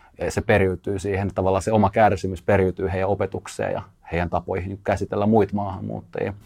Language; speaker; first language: Finnish; early bilingual, other home language; Russian